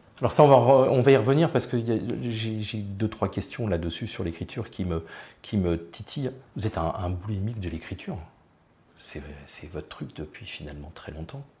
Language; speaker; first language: French; native; French